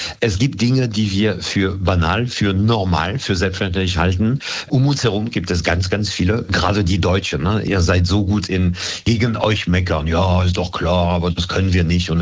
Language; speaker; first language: German; non-native, fluent; French